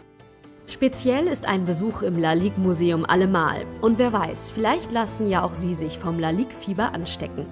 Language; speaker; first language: German; native; German